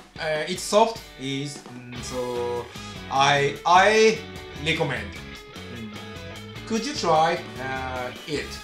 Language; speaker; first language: English; non-native, learner; Japanese